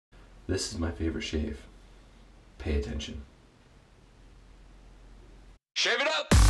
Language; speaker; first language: English; native; English